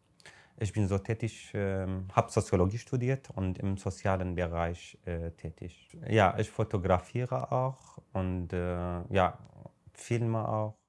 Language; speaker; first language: German; non-native, fluent; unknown